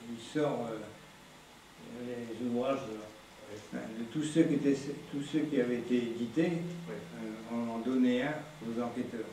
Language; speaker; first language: French; native; French